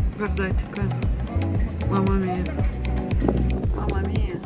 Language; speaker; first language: Italian; non-native, fluent; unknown